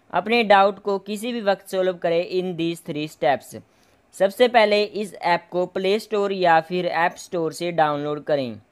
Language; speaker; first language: Hindi; non-native, local second language; Punjabi